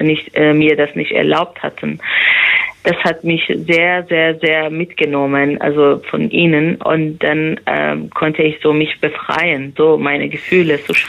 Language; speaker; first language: German; non-native, fluent; Persian